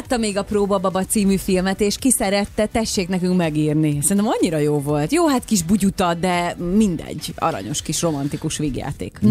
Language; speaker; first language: Hungarian; native; Hungarian